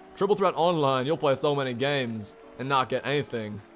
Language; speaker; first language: English; native; English